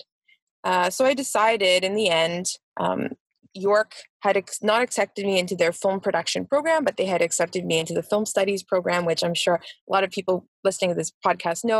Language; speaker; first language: English; native; English